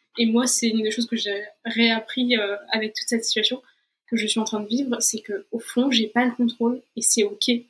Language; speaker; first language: French; non-native, fluent; Portuguese